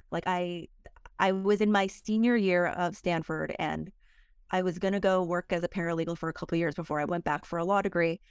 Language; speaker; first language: English; early bilingual, other home language; Korean